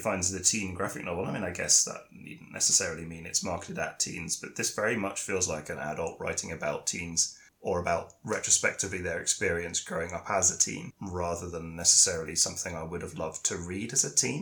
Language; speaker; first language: English; native; English